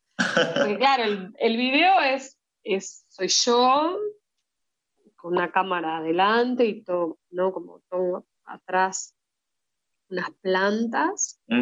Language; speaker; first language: Spanish; early bilingual, heritage; Spanish